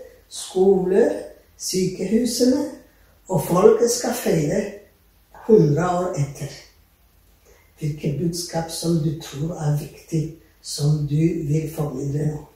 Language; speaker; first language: Norwegian; non-native, fluent; Rundi